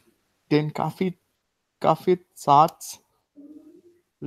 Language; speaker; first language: German; non-native, learner; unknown